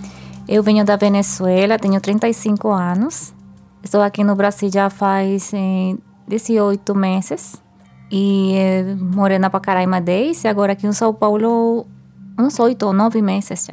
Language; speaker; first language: Portuguese; non-native, fluent; Spanish